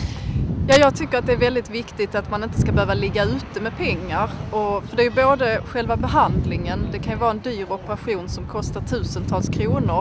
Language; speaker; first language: Swedish; native; Swedish